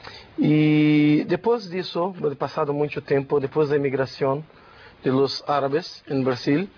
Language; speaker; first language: Spanish; non-native, learner; Portuguese